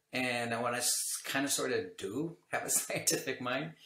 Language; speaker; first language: English; native; English